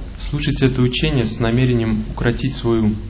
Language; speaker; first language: Russian; native; Russian